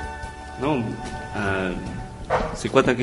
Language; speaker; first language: Spanish; non-native, learner; French